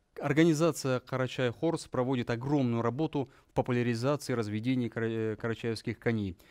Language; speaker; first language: Russian; non-native, local second language; Karachay-Balkar